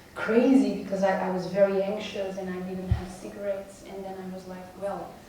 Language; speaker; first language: English; non-native, fluent; Portuguese